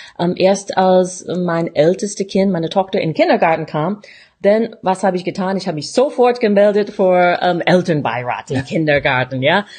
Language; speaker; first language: German; non-native, fluent; English